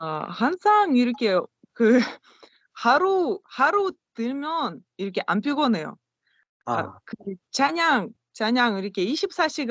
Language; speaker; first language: Korean; non-native, learner; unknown